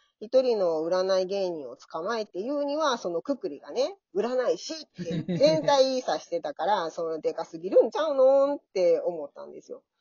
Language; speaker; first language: Japanese; native; Japanese